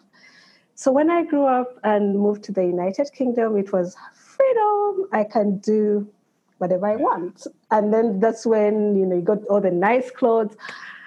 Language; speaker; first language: English; non-native, local second language; Ganda